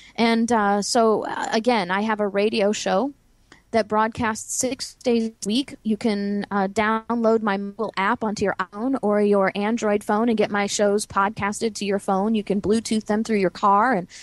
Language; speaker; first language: English; native; English